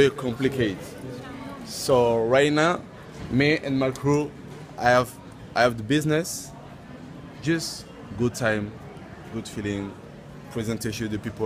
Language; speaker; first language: English; non-native, learner; French